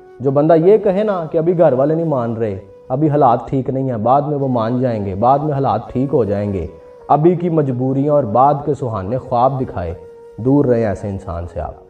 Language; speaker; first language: Urdu; non-native, local second language; Punjabi